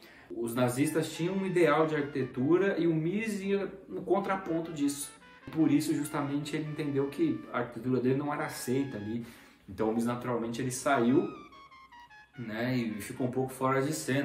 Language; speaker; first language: Portuguese; native; Portuguese